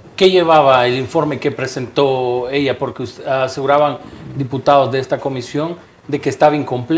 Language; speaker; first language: Spanish; native; Spanish